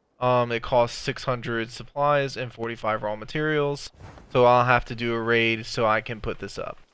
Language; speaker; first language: English; native; English